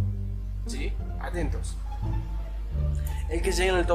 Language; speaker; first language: Spanish; native; Spanish